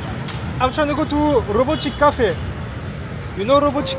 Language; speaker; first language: English; non-native, learner; French